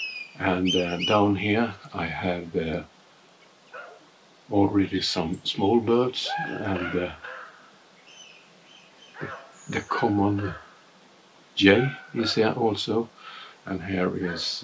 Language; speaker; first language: English; non-native, fluent; Swedish